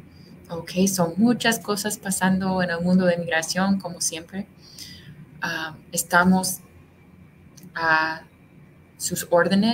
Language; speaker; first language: Spanish; non-native, fluent; English